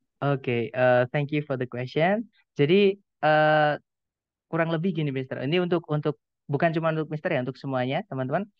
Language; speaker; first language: Indonesian; non-native, local second language; Javanese